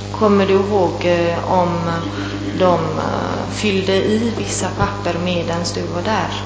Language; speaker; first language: Swedish; non-native, fluent; Italian